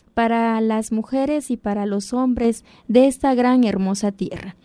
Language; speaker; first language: Spanish; non-native, local second language; Zapotec